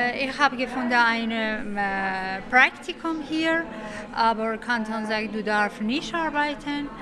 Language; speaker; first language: German; non-native, learner; Persian